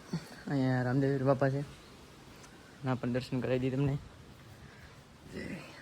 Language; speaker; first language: Gujarati; native; Gujarati